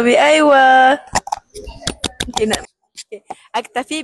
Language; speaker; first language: Arabic; non-native, learner; Malay